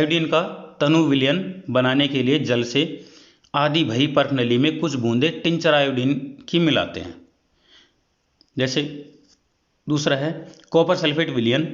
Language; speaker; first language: Hindi; native; Hindi